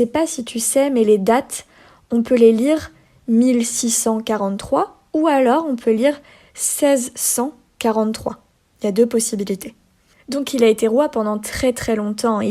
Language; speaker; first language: French; native; French